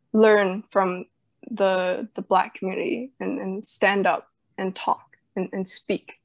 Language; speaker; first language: English; early bilingual, other home language; Chinese